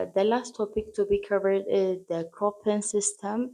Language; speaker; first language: English; non-native, local second language; Amharic